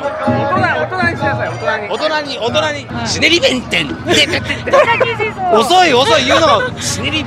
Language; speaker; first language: Japanese; native; Japanese